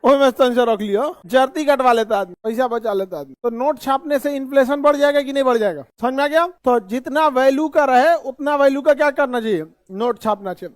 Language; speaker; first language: Hindi; native; Hindi